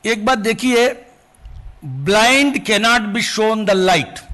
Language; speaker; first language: Hindi; non-native, local second language; Telugu